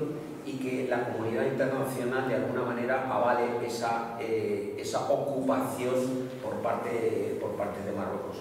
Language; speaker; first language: Spanish; native; Spanish